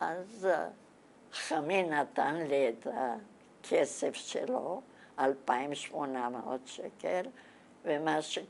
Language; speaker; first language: Hebrew; non-native, fluent; Bulgarian